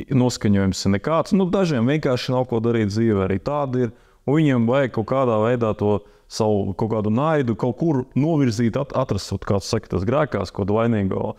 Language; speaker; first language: Latvian; non-native, local second language; Russian